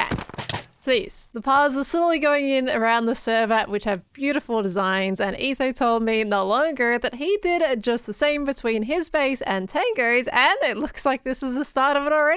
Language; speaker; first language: English; native; English